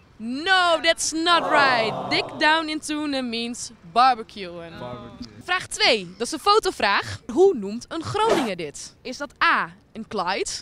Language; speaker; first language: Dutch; native; Dutch